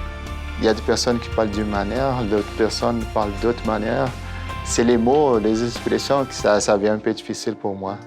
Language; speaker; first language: French; non-native, learner; Portuguese